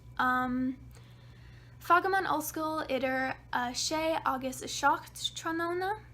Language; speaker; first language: Irish; non-native, learner; English